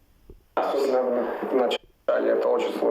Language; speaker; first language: Russian; non-native, fluent; Italian